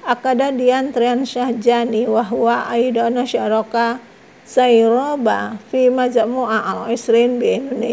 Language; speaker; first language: Arabic; non-native, fluent; Indonesian